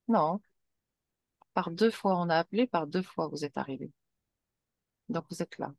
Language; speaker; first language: French; native; French